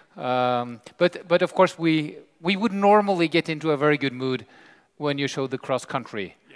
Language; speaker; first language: English; non-native, fluent; Norwegian